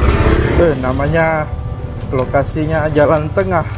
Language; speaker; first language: Indonesian; native; Indonesian